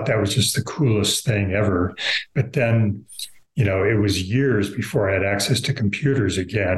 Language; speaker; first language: English; native; English